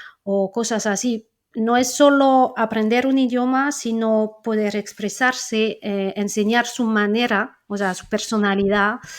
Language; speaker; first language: Spanish; non-native, fluent; French